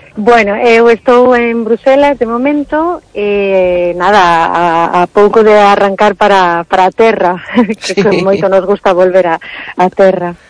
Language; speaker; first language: Galician; early bilingual, heritage; Galician